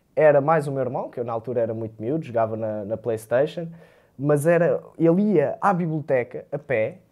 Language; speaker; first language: Portuguese; early bilingual, other home language; Romanian